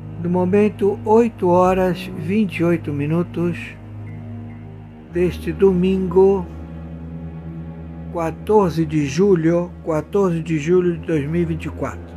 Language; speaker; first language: Portuguese; native; Portuguese